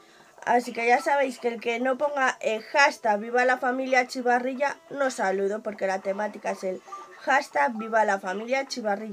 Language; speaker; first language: Spanish; native; Spanish